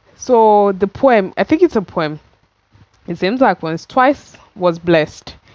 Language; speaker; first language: English; non-native, local second language; Yoruba